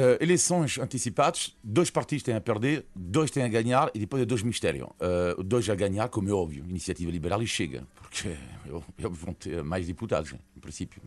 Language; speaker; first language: Portuguese; non-native, fluent; French